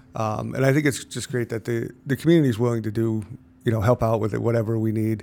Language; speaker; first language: English; native; English